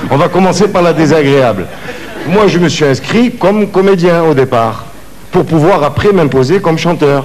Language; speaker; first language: French; native; French